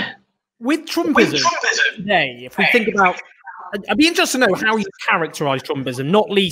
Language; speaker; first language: English; native; English